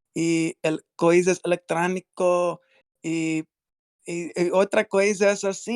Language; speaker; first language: Portuguese; non-native, learner; English